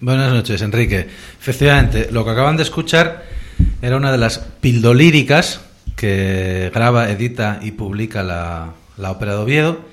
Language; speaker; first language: Spanish; native; Spanish